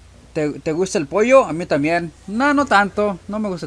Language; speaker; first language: Spanish; early bilingual, heritage; Spanish